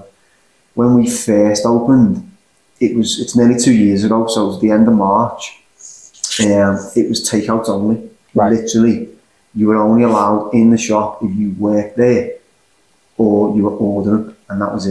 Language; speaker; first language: English; native; English